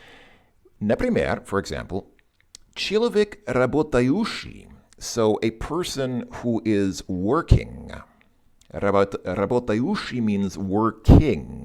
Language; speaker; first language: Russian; non-native, fluent; English